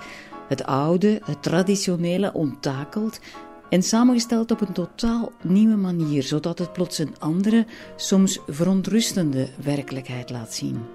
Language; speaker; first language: Dutch; native; Dutch